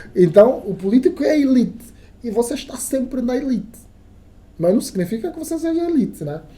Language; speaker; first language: Portuguese; non-native, local second language; Kongo